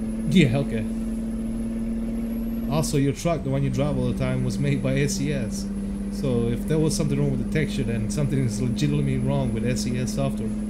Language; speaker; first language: English; early bilingual, other home language; Italian